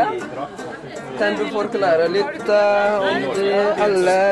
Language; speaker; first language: Norwegian; non-native, learner; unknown